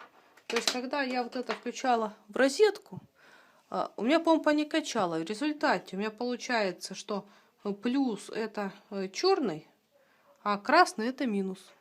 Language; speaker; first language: Russian; native; Russian